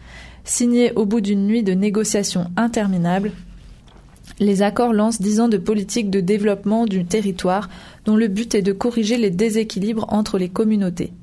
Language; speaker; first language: French; native; French